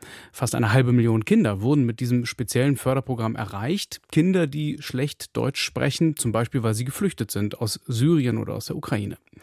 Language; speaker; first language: German; native; German